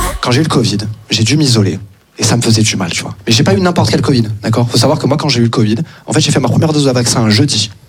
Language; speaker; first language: French; native; French